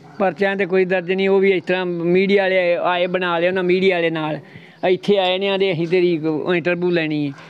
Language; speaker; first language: Punjabi; native; Punjabi